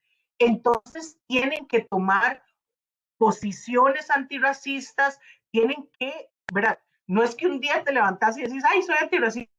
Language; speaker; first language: Spanish; non-native, fluent; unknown